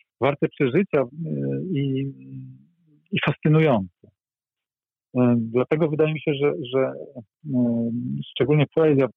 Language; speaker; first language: Polish; native; Polish